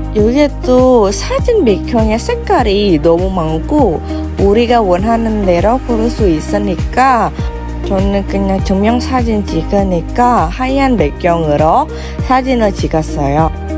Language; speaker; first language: Korean; non-native, fluent; Indonesian